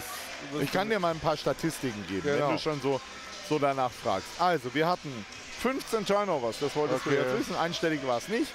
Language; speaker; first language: German; native; German